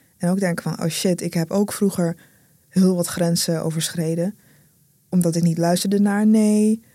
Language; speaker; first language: Dutch; native; Dutch